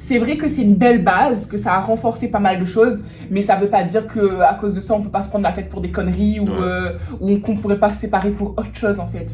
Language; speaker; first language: French; native; French